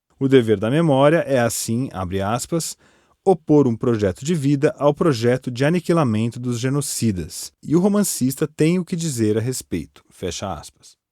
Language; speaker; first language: Portuguese; native; Portuguese